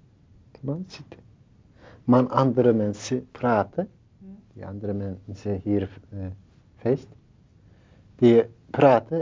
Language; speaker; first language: Dutch; non-native, learner; Turkish